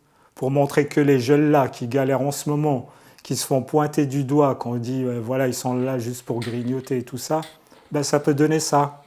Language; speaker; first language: French; early bilingual, other home language; Arabic